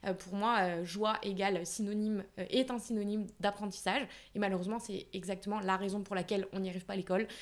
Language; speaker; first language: French; native; French